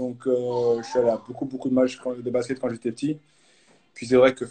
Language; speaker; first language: French; native; French